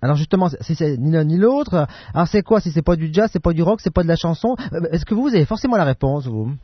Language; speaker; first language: French; native; French